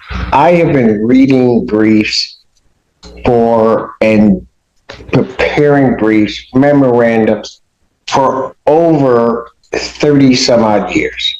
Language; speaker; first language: English; native; English